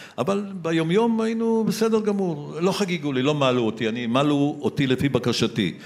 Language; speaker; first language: Hebrew; early bilingual, other home language; Polish